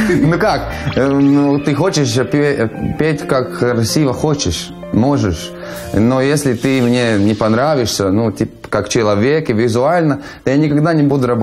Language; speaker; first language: Russian; non-native, fluent; Latvian